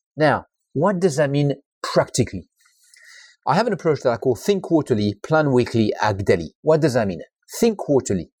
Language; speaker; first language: English; non-native, fluent; French